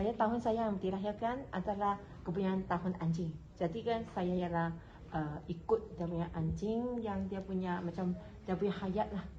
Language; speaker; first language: Malay; non-native, local second language; Cantonese